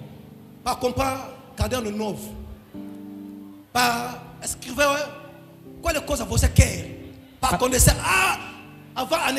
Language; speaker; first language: Portuguese; non-native, learner; Lingala